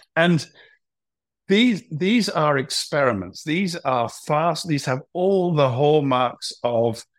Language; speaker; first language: English; native; English